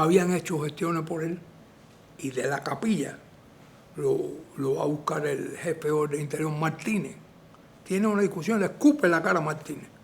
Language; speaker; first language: Spanish; native; Spanish